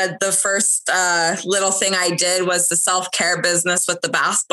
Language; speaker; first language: English; native; English